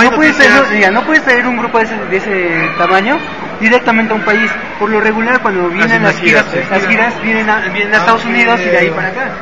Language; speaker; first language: Spanish; native; Spanish